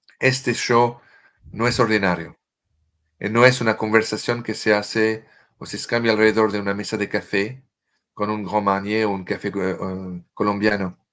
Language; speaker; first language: Spanish; non-native, fluent; French